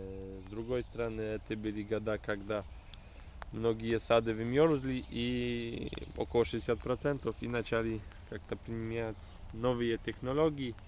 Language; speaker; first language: Russian; non-native, fluent; Polish